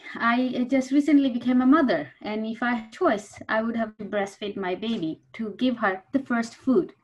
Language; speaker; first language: English; non-native, local second language; Bangla